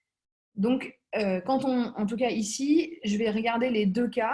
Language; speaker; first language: French; native; French